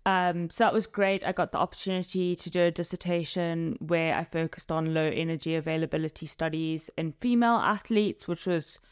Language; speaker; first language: English; native; English